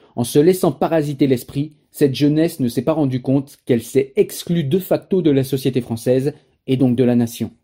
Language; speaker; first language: French; native; French